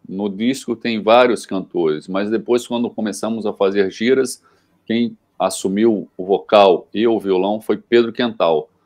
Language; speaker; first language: Portuguese; native; Portuguese